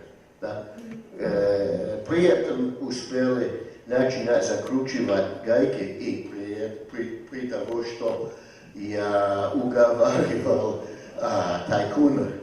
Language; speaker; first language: Russian; non-native, fluent; English